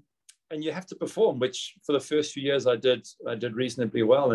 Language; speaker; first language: English; native; English